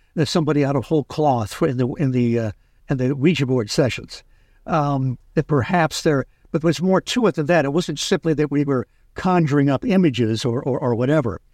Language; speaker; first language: English; native; English